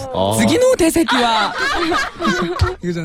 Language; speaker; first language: Korean; native; Korean